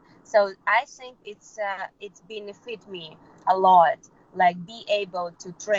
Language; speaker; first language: English; non-native, fluent; Russian